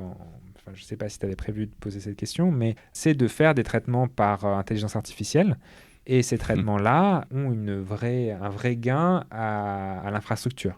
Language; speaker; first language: French; native; French